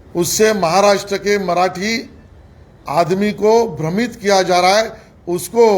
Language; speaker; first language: Hindi; non-native, local second language; Marathi